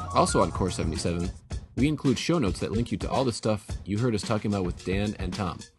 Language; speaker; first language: English; native; English